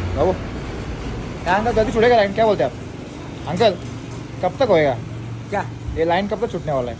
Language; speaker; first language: Hindi; non-native, local second language; Marathi